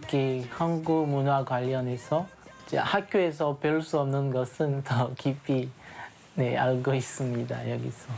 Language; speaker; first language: Korean; non-native, fluent; French